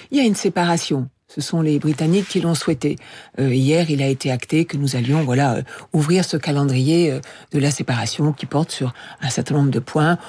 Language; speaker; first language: French; native; French